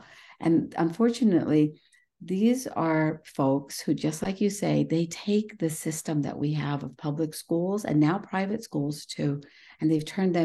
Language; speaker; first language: English; early bilingual, other home language; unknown